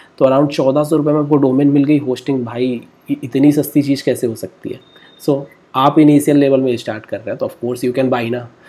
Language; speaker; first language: Hindi; native; Hindi